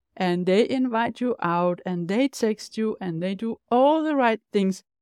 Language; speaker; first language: English; non-native, fluent; Danish